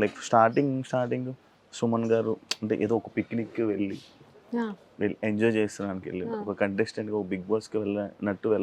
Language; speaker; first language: Telugu; native; Telugu